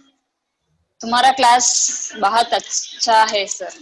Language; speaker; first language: Hindi; non-native, learner; Tamil